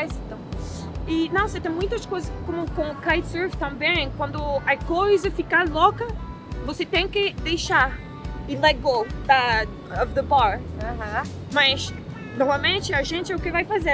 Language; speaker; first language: Portuguese; non-native, fluent; French